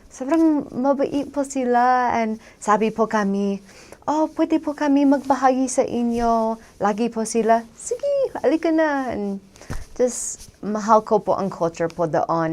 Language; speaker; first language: Filipino; non-native, learner; English